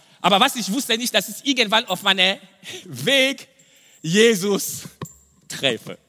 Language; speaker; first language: German; non-native, fluent; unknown